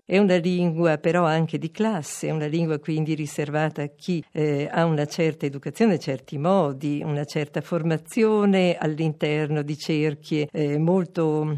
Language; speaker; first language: Italian; native; Italian